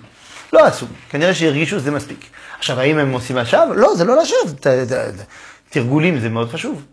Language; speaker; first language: Hebrew; non-native, fluent; French